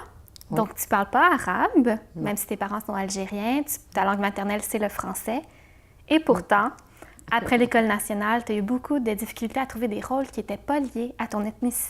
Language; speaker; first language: French; native; French